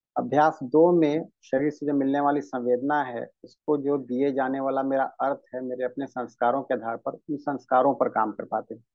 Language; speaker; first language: Hindi; native; Hindi